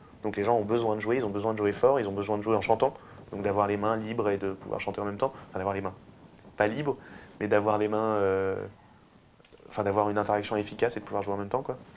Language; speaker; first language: French; native; French